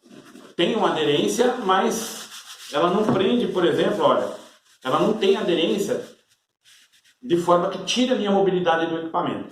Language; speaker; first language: Portuguese; native; Portuguese